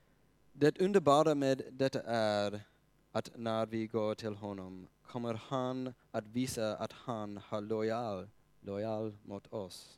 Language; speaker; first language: Swedish; non-native, fluent; English